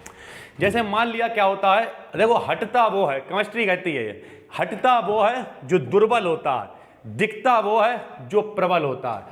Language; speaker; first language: Hindi; native; Hindi